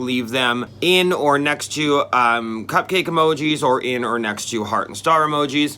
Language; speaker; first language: English; native; English